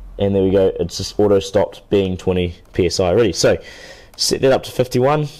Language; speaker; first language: English; native; English